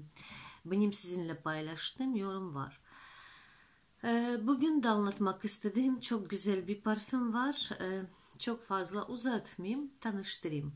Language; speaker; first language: Turkish; non-native, fluent; Russian